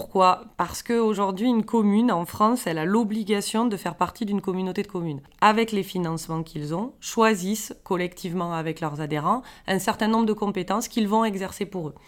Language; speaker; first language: French; native; French